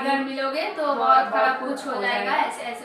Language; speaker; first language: Hindi; non-native, local second language; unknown